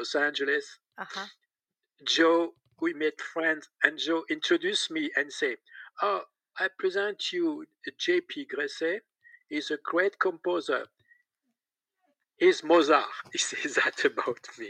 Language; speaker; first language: English; non-native, learner; French